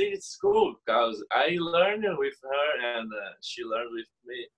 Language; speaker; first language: English; non-native, learner; Portuguese